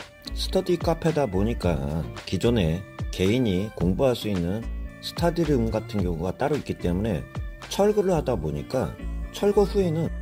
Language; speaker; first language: Korean; native; Korean